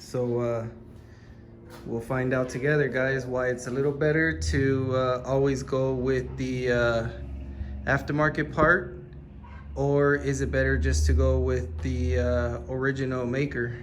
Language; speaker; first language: English; native; English